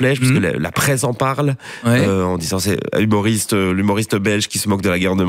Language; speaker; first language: French; native; French